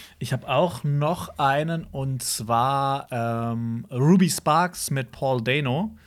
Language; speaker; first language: German; native; German